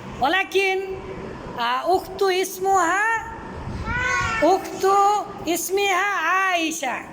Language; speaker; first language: Arabic; non-native, fluent; Bangla